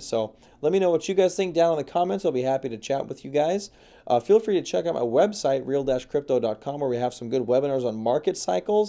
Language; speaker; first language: English; native; English